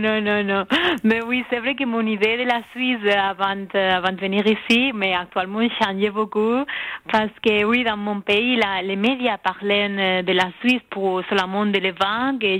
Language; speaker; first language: French; non-native, learner; Spanish